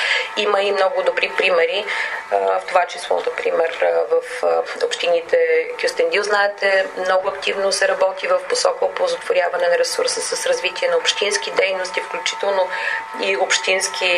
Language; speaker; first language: Bulgarian; native; Bulgarian